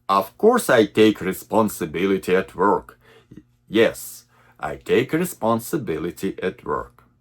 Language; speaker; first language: English; non-native, fluent; Russian